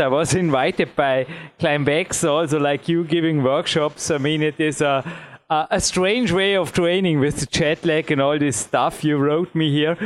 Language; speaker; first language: English; non-native, fluent; German